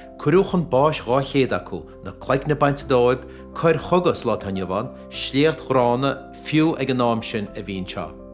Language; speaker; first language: Irish; native; Irish